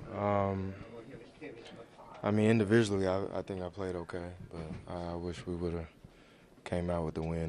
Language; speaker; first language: English; native; English